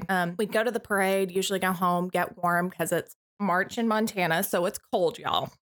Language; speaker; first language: English; native; English